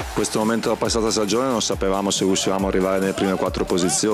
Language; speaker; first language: Italian; native; Italian